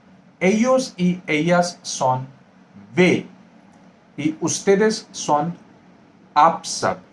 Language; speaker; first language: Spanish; non-native, fluent; Hindi